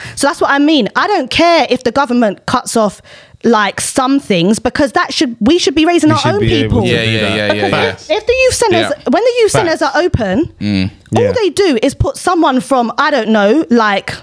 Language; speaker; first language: English; native; English